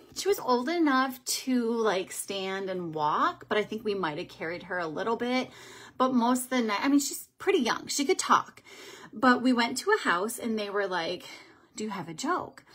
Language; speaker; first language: English; native; English